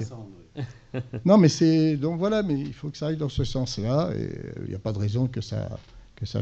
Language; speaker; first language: French; native; French